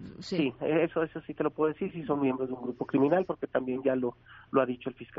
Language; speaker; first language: Spanish; native; Spanish